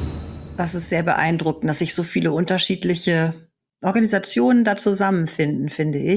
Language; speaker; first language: German; native; German